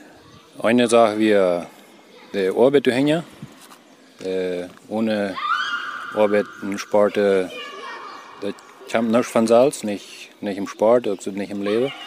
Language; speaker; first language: German; non-native, local second language; Plautdietsch